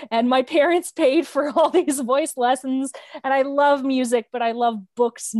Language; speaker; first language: English; native; English